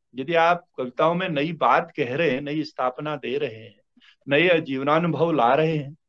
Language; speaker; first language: Hindi; native; Hindi